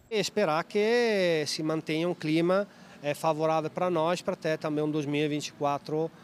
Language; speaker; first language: Portuguese; non-native, fluent; Italian